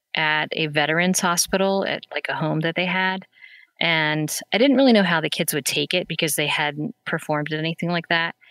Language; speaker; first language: English; native; English